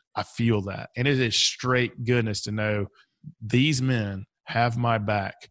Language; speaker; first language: English; native; English